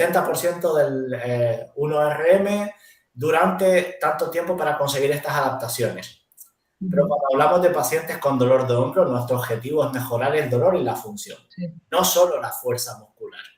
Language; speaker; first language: Spanish; native; Spanish